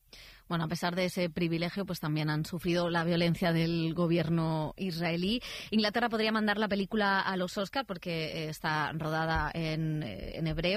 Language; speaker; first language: Spanish; native; Spanish